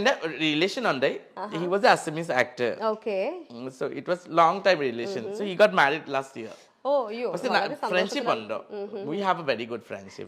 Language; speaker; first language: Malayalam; non-native, learner; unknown